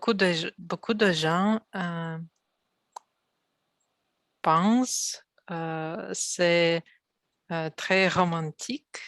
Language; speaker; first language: French; non-native, learner; Russian